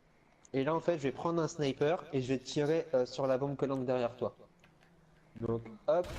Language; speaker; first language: French; native; French